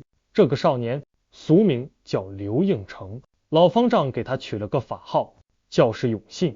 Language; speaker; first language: Chinese; native; Chinese